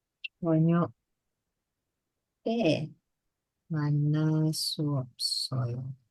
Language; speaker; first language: Korean; non-native, learner; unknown